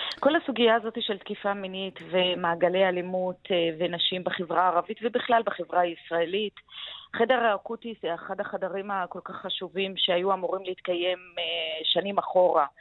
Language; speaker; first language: Hebrew; non-native, local second language; Arabic